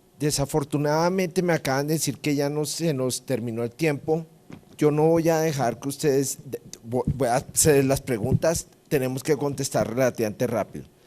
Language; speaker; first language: Spanish; native; Spanish